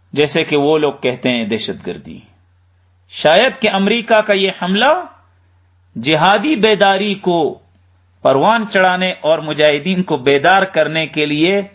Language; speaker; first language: Urdu; native; Urdu